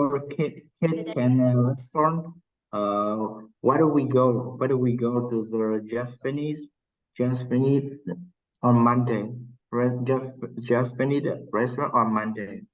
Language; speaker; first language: English; non-native, learner; Vietnamese